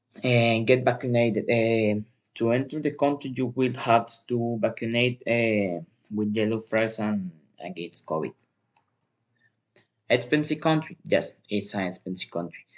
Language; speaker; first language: English; non-native, learner; Spanish